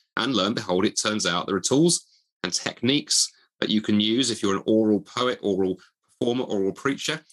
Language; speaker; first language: English; native; English